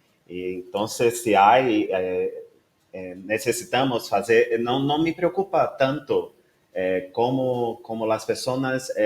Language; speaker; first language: Spanish; non-native, learner; Portuguese